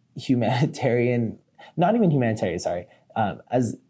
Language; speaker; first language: English; native; English